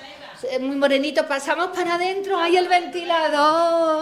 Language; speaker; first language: Spanish; native; Spanish